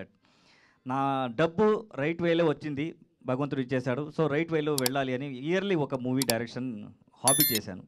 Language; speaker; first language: Telugu; non-native, learner; Kannada